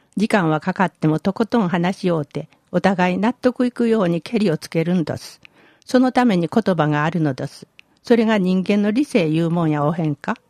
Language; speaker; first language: Japanese; native; Japanese